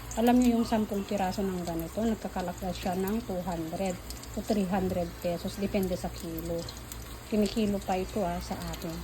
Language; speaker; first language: Filipino; non-native, local second language; Iloko